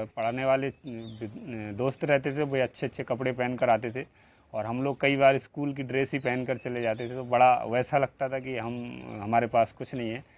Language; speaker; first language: Hindi; native; Hindi